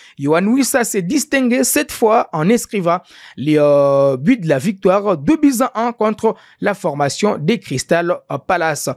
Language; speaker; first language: French; non-native, local second language; Swahili